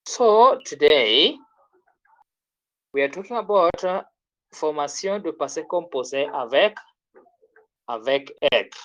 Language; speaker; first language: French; non-native, fluent; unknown